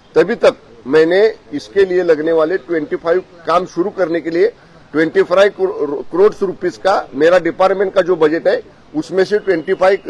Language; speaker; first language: Hindi; non-native, local second language; Marathi